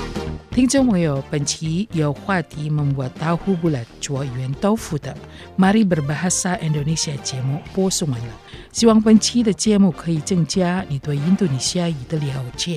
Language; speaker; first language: Chinese; non-native, fluent; Indonesian